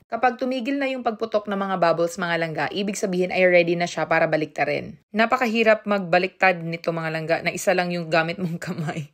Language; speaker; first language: Filipino; non-native, local second language; Cebuano